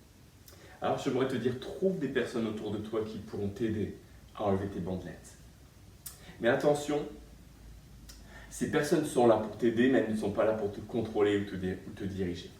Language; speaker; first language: French; native; French